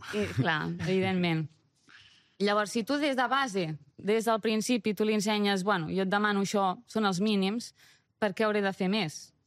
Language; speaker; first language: Catalan; early bilingual, other home language; Romanian